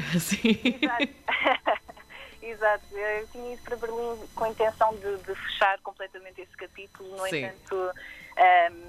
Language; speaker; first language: Portuguese; native; Portuguese